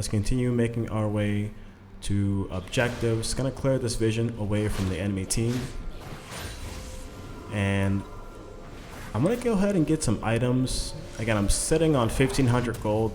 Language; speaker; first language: English; native; English